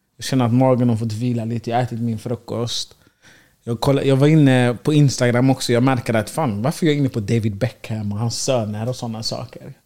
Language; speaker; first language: Swedish; early bilingual, other home language; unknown